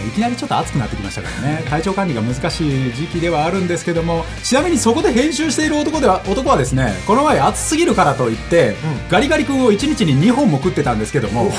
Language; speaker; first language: Japanese; native; Japanese